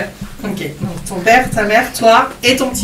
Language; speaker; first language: French; native; French